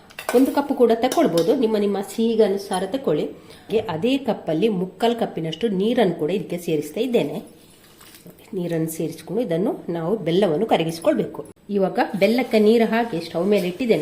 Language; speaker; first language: Kannada; native; Kannada